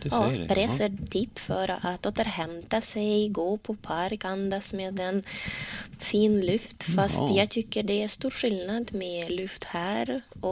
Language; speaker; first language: Swedish; non-native, learner; Russian